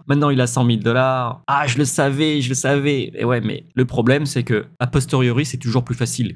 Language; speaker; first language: French; native; French